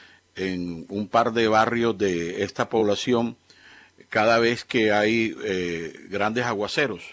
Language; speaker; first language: Spanish; native; Spanish